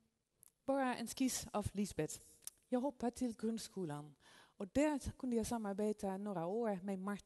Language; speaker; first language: Swedish; non-native, fluent; Dutch